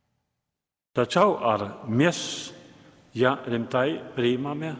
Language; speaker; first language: Lithuanian; native; Lithuanian